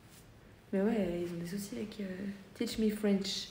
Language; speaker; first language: French; native; French